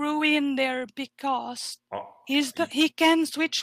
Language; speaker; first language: English; non-native, local second language; Filipino